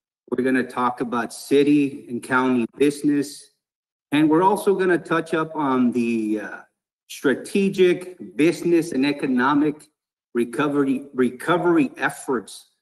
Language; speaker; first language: English; early bilingual, other home language; Spanish